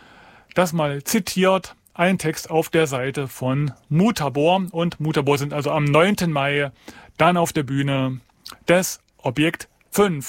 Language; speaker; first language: German; native; German